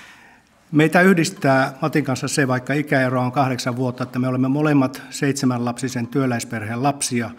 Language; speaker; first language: Finnish; native; Finnish